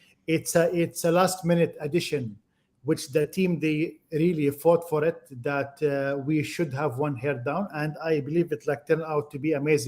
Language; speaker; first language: English; non-native, fluent; Arabic